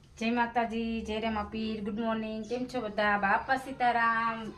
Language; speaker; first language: Gujarati; native; Gujarati